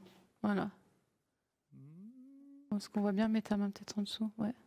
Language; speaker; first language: French; native; French